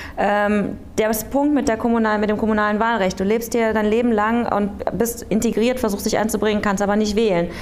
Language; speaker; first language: German; early bilingual, other home language; Korean